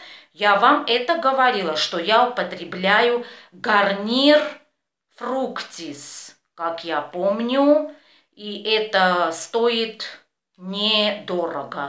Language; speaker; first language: Russian; non-native, fluent; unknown